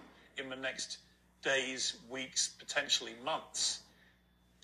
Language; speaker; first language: English; native; English